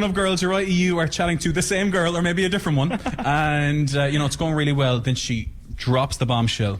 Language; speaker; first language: English; native; English